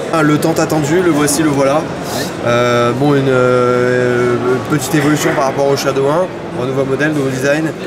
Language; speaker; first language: French; native; French